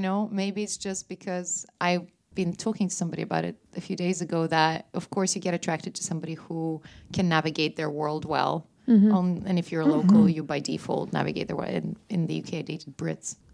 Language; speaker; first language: English; non-native, fluent; Russian